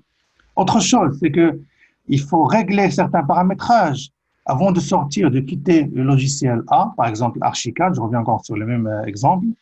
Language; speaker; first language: French; native; French